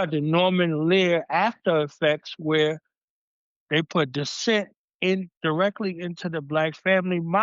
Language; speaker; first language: English; native; English